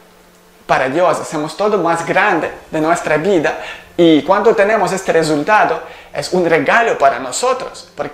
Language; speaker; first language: Spanish; non-native, learner; Ukrainian